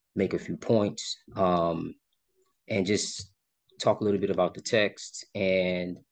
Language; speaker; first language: English; native; English